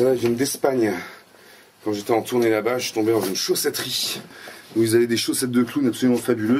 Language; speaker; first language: French; native; French